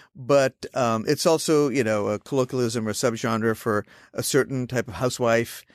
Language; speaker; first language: English; non-native, local second language; Hindi